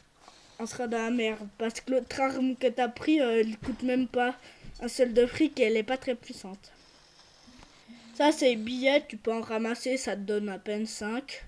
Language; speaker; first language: French; native; French